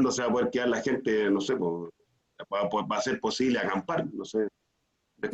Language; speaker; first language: Spanish; native; Spanish